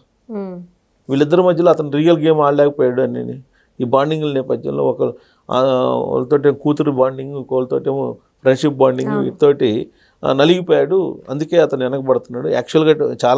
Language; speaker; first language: Telugu; native; Telugu